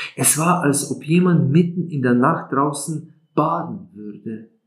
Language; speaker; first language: German; non-native, fluent; Slovenian